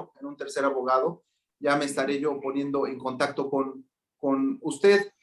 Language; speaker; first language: Spanish; native; Spanish